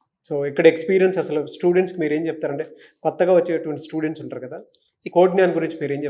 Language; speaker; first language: Telugu; native; Telugu